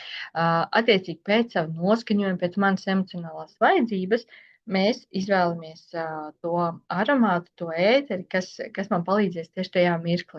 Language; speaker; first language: Latvian; native; Latvian